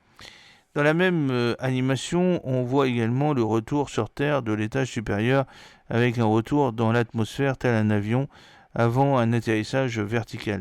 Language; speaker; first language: French; native; French